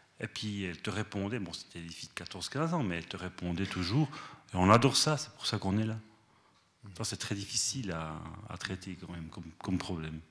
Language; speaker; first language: French; early bilingual, other home language; Spanish